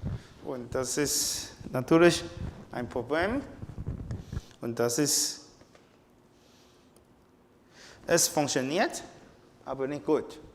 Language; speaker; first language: German; non-native, fluent; Chinese